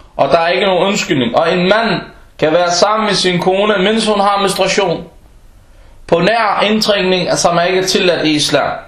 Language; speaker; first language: Danish; early bilingual, other home language; Arabic